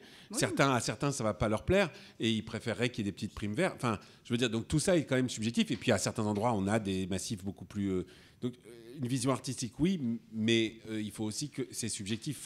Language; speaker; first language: French; native; French